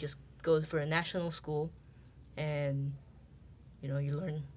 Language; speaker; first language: English; non-native, local second language; Chinese